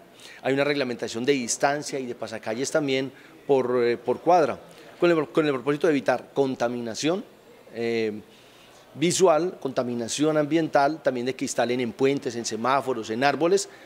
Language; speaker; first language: Spanish; native; Spanish